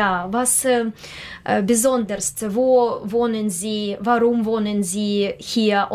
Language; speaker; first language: German; non-native, learner; Russian